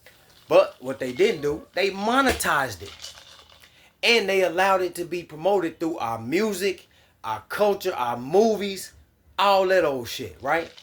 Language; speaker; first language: English; native; English